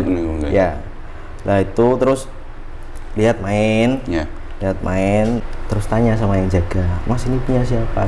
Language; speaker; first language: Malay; non-native, local second language; Javanese